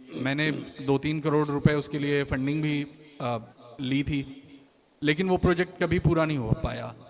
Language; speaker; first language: Hindi; native; Hindi